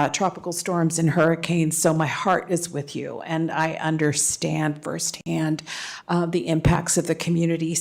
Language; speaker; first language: English; native; English